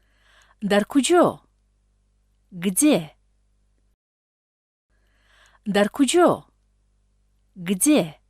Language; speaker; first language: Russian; non-native, fluent; Tajik